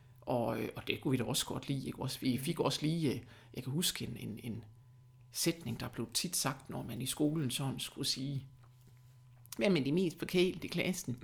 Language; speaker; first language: Danish; early bilingual, other home language; German